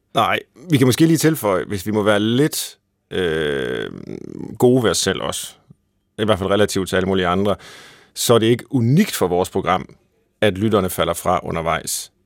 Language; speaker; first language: Danish; native; Danish